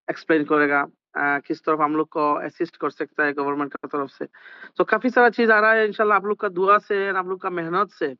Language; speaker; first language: Hindi; non-native, learner; Bangla